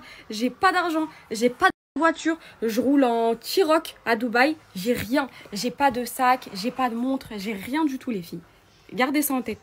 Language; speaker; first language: French; native; French